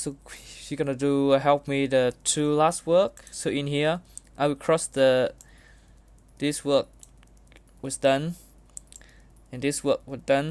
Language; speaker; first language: English; non-native, learner; Vietnamese